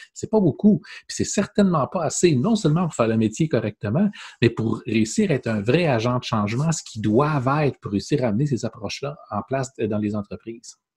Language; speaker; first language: French; native; French